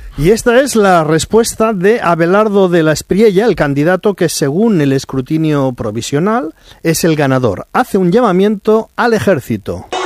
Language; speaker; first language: Spanish; native; Spanish